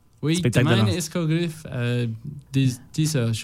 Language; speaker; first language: French; non-native, learner; English